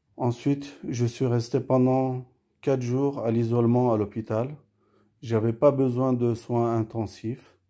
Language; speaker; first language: French; early bilingual, other home language; Turkish